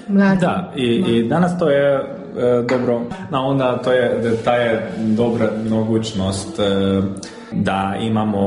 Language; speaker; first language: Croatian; non-native, local second language; Hungarian